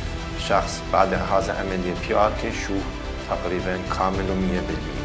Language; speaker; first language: Arabic; non-native, learner; Persian